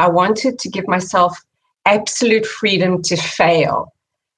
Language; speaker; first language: English; native; English